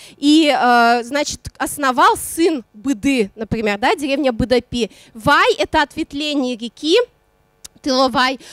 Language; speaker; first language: Russian; non-native, local second language; Udmurt